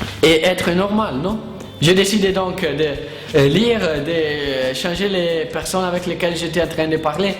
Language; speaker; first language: French; non-native, learner; Italian